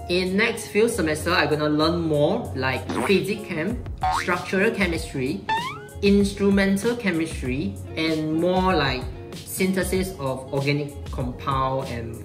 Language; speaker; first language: English; non-native, local second language; Chinese